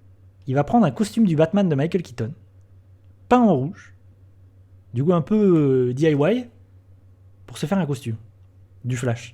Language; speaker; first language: French; native; French